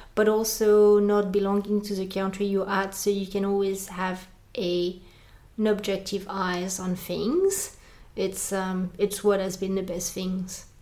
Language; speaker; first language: English; non-native, fluent; French